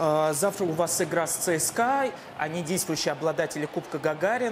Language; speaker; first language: Russian; native; Russian